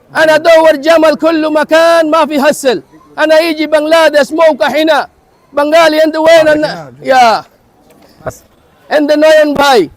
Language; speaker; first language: Arabic; non-native, learner; Bangla